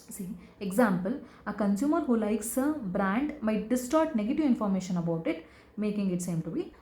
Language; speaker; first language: English; non-native, local second language; Kannada